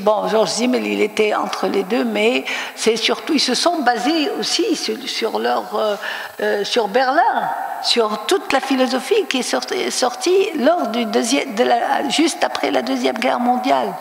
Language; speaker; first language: French; non-native, local second language; Arabic